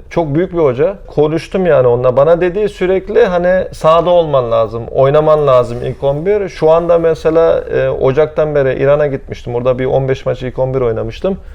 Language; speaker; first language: Turkish; early bilingual, heritage; Turkish